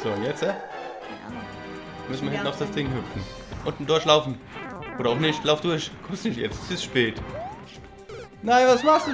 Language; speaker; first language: German; native; German